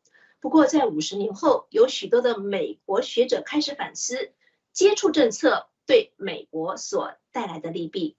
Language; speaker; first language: Chinese; native; Chinese